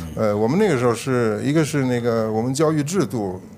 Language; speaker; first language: Chinese; non-native, fluent; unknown